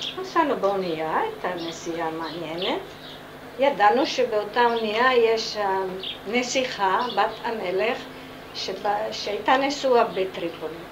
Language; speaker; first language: Hebrew; non-native, fluent; Italian